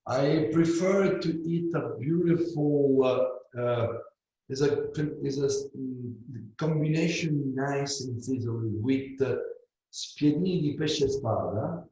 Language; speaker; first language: English; non-native, learner; Italian